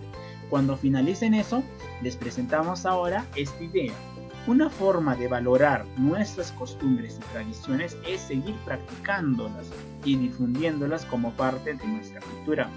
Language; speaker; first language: Spanish; native; Spanish